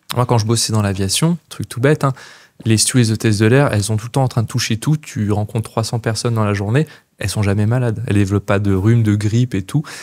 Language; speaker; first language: French; native; French